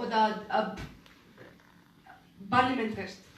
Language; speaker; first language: German; non-native, learner; Arabic